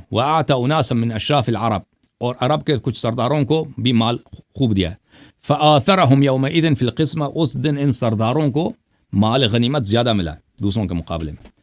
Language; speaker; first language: Urdu; native; Urdu